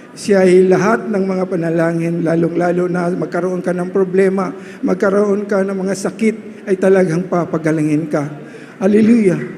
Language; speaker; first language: Filipino; non-native, local second language; Cebuano